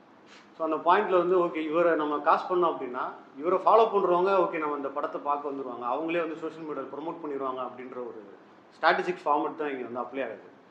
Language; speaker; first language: Tamil; native; Tamil